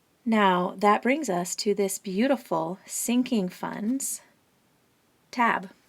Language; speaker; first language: English; native; English